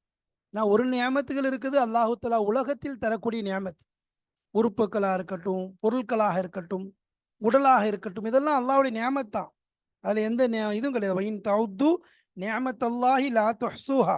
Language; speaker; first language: Tamil; native; Tamil